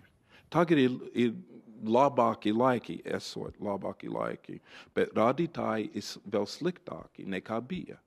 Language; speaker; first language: Latvian; non-native, fluent; English